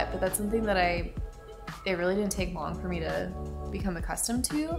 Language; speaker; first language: English; native; English